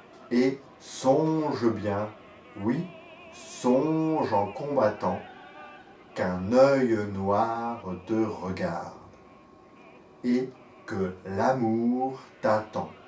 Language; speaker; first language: French; native; French